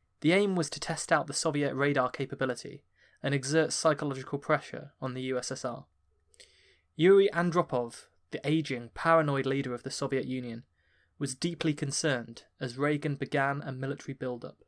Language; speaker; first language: English; native; English